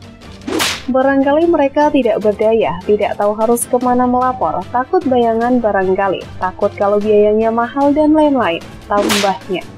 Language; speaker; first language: Indonesian; native; Indonesian